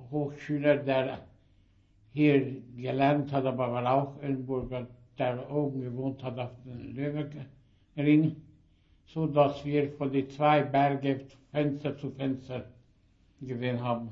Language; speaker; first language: German; early bilingual, heritage; German